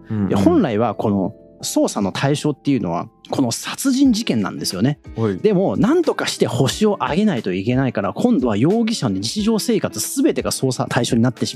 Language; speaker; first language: Japanese; native; Japanese